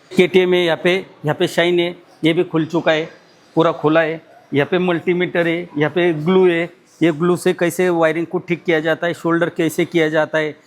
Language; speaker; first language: Hindi; non-native, local second language; Marathi